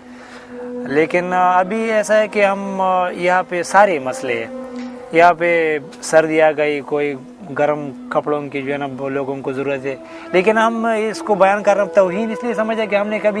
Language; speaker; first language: Urdu; non-native, local second language; Pashto